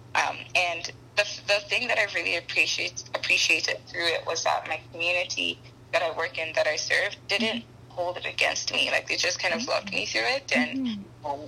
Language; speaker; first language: English; non-native, local second language; Akan